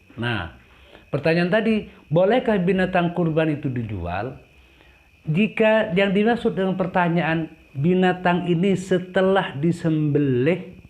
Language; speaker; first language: Indonesian; non-native, local second language; Madurese